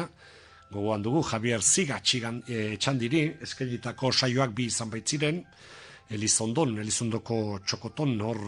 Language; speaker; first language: Basque; native; Basque